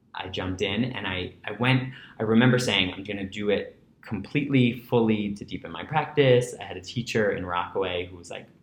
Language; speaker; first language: English; native; English